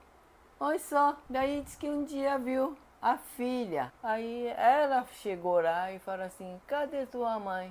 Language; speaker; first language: Portuguese; non-native, fluent; Japanese